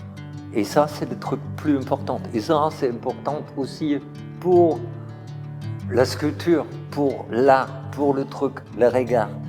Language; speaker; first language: French; non-native, fluent; German